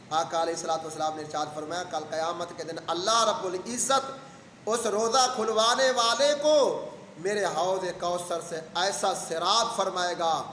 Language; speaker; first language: Urdu; non-native, local second language; Saraiki